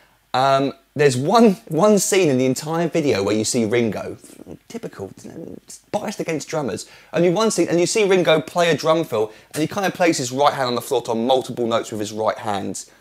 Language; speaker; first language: English; native; English